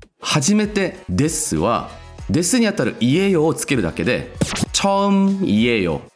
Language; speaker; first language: Japanese; non-native, local second language; Korean